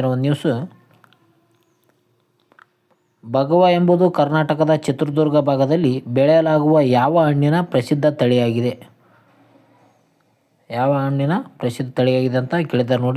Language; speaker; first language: Kannada; native; Kannada